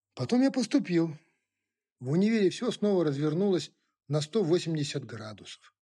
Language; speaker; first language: Russian; non-native, local second language; Kazakh